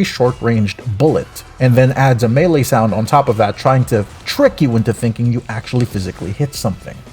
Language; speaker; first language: English; native; English